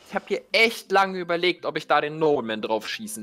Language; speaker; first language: German; native; German